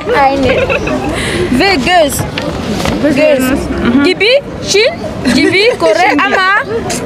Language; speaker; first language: Turkish; non-native, learner; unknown